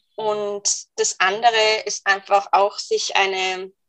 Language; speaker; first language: German; non-native, fluent; English